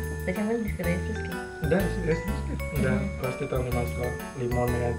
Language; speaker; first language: Russian; non-native, learner; Indonesian